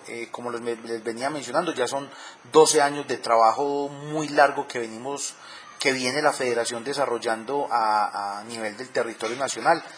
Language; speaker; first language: Spanish; native; Spanish